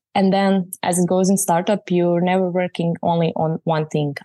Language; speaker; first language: English; non-native, fluent; Croatian